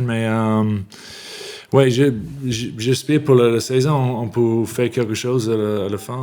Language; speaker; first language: French; non-native, learner; English